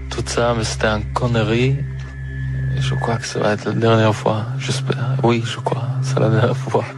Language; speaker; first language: French; non-native, learner; Hebrew